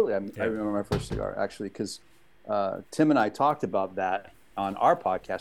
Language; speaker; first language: English; native; English